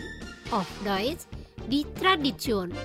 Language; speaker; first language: German; non-native, learner; Indonesian